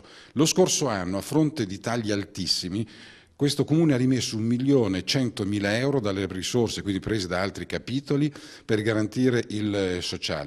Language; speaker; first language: Italian; native; Italian